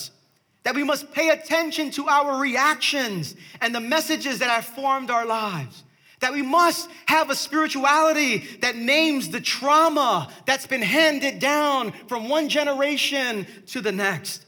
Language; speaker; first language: English; native; English